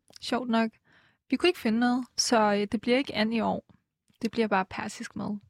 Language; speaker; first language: Danish; early bilingual, other home language; Persian